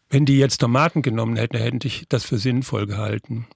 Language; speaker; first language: German; native; German